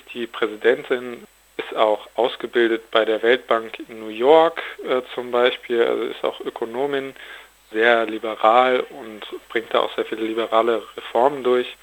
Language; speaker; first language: German; native; German